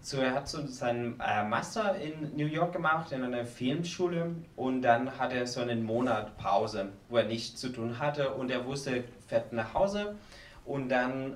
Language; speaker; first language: German; non-native, learner; Spanish